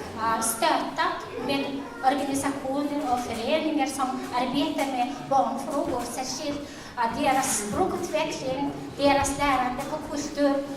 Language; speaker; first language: Swedish; non-native, fluent; Mongolian